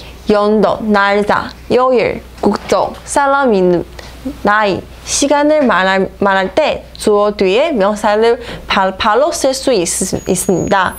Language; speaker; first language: Korean; non-native, fluent; Chinese